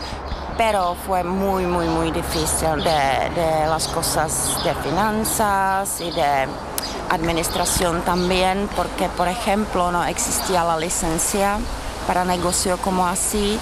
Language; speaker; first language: Spanish; non-native, fluent; Czech